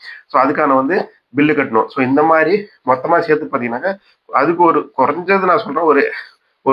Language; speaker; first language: Tamil; native; Tamil